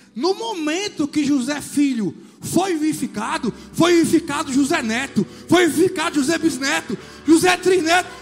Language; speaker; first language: Portuguese; native; Portuguese